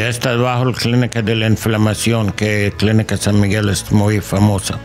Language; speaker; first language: Spanish; non-native, learner; English